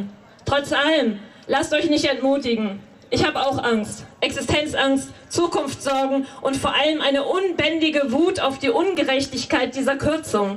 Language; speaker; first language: German; native; German